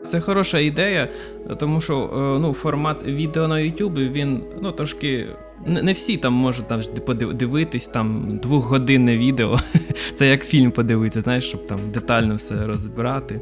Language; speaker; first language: Ukrainian; non-native, local second language; Russian